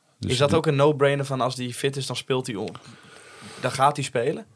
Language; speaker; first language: Dutch; native; Dutch